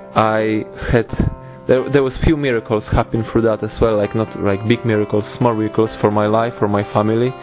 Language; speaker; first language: English; non-native, fluent; Polish